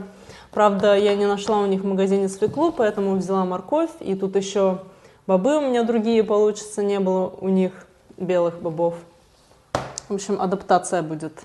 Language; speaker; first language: Russian; native; Russian